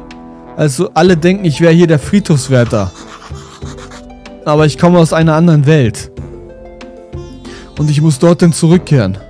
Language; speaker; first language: German; native; German